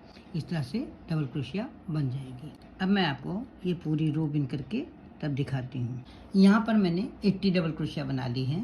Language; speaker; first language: Hindi; native; Hindi